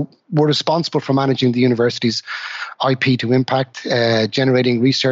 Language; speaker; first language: English; native; English